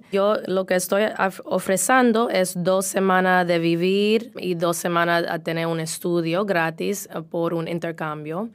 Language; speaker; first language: Spanish; early bilingual, heritage; Spanish